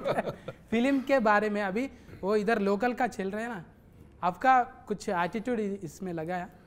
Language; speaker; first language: Hindi; non-native, local second language; Telugu